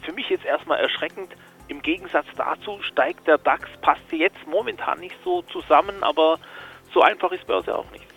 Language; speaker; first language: German; native; German